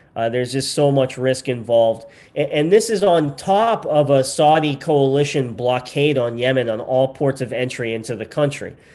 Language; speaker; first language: English; native; English